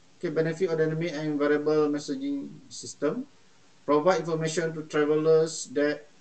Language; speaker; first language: English; non-native, local second language; Malay